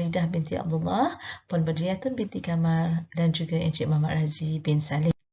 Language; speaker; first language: Malay; native; Malay